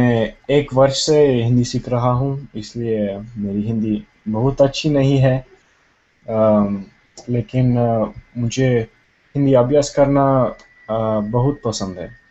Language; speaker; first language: Hindi; non-native, learner; Tamil